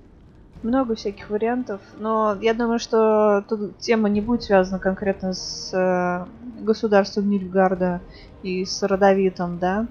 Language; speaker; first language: Russian; native; Russian